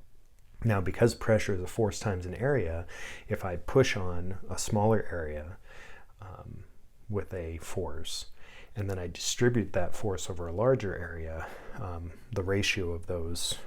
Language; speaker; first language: English; native; English